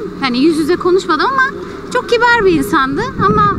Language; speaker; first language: Turkish; native; Turkish